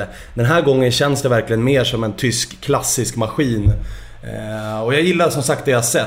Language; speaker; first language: Swedish; native; Swedish